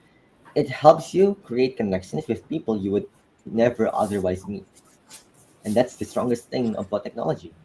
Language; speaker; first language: English; non-native, fluent; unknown